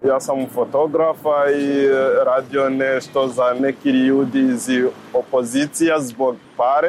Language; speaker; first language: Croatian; non-native, learner; Rundi